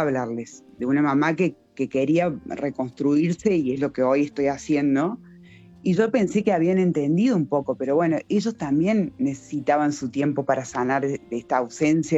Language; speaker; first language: Spanish; native; Spanish